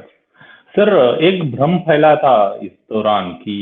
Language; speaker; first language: Hindi; non-native, local second language; Marathi